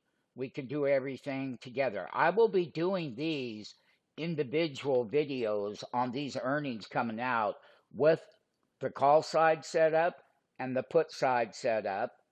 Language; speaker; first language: English; native; English